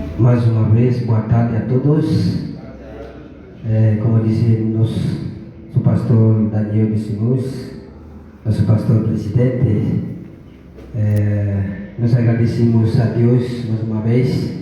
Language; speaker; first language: Portuguese; non-native, local second language; Haitian Creole